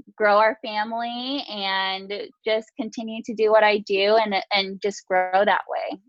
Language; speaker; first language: English; early bilingual, other home language; Japanese